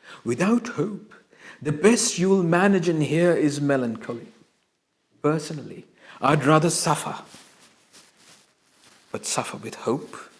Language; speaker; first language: English; non-native, local second language; Bangla